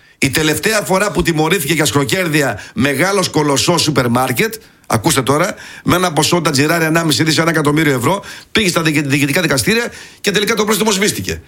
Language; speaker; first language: Greek; early bilingual, heritage; Greek